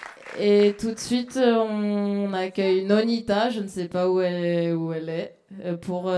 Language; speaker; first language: French; native; French